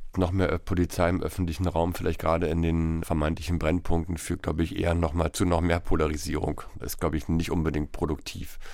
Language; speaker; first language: German; native; German